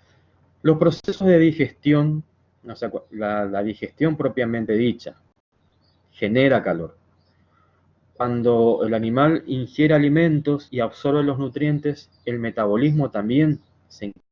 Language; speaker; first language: Spanish; native; Spanish